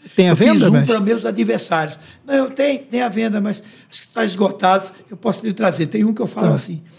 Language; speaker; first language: Portuguese; native; Portuguese